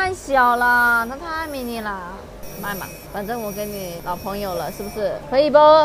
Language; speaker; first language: Chinese; native; Chinese